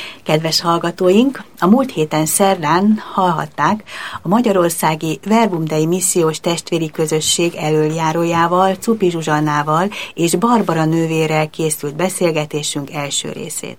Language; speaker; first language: Hungarian; native; Hungarian